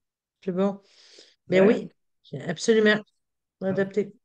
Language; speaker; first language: French; native; French